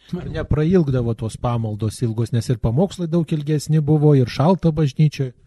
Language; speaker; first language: Lithuanian; native; Lithuanian